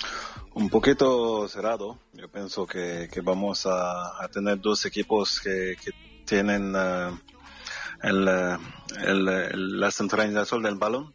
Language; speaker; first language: Spanish; non-native, fluent; French